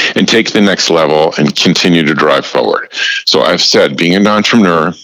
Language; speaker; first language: English; native; English